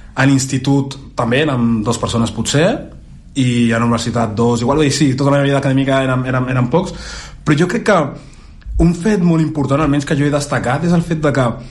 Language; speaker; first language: Catalan; early bilingual, other home language; Lingala